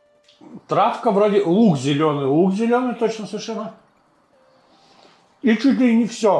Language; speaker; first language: Russian; native; Russian